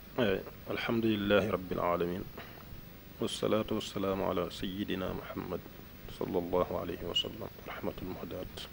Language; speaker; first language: Wolof; non-native, local second language; Fula